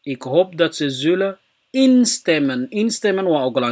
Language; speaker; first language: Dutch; non-native, fluent; Somali